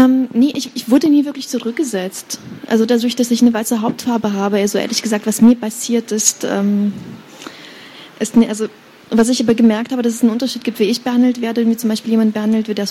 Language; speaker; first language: German; early bilingual, other home language; Russian